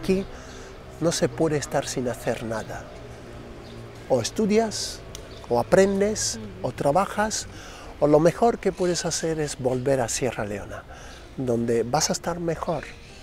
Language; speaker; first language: Spanish; non-native, fluent; Krio